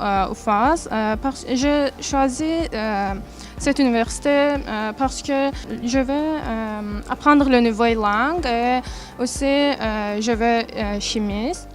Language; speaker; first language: French; non-native, learner; Azerbaijani